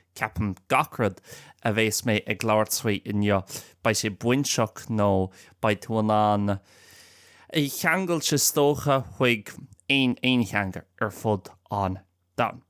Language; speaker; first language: Irish; non-native, local second language; English